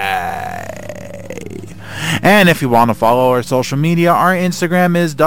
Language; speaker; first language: English; native; English